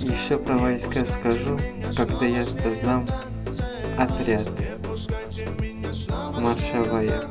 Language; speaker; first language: Russian; non-native, fluent; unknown